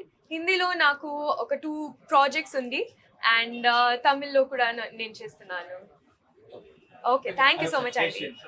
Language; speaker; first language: Telugu; non-native, learner; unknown